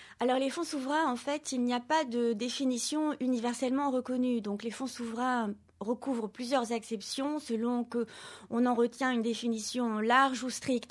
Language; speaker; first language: French; native; French